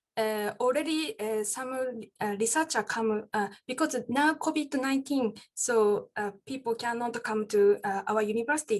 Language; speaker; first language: English; non-native, learner; Japanese